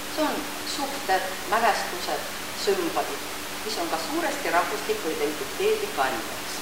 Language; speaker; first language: Estonian; non-native, local second language; Russian